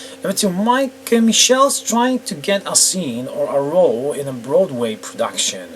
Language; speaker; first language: English; non-native, fluent; Polish